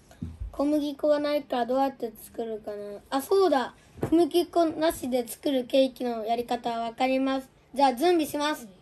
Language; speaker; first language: Japanese; early bilingual, other home language; Russian